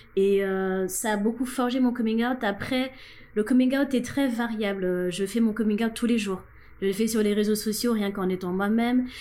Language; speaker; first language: French; non-native, local second language; Wolof